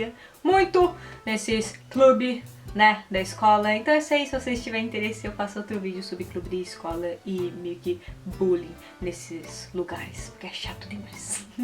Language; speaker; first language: Portuguese; early bilingual, heritage; Portuguese